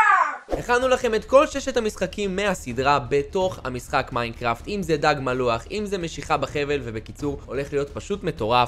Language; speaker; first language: Hebrew; native; Hebrew